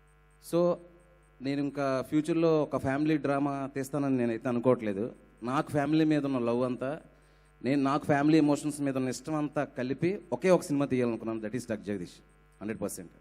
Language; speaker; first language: Telugu; native; Telugu